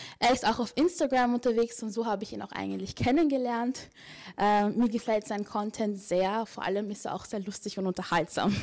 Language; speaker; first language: German; native; German